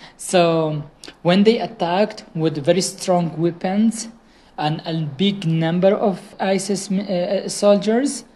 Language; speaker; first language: English; non-native, fluent; Kurdish